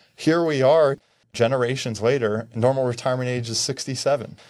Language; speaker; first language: English; native; English